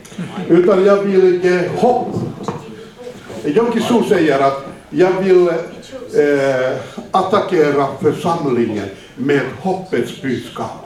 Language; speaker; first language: Swedish; non-native, fluent; Finnish